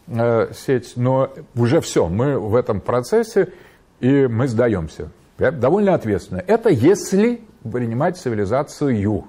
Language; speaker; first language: Russian; native; Russian